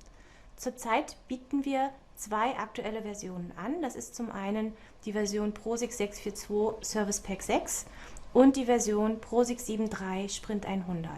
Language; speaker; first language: German; native; German